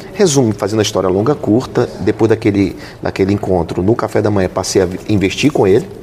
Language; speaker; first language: Portuguese; native; Portuguese